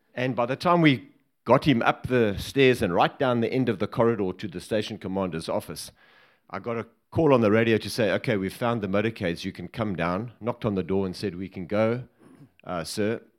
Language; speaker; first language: English; native; English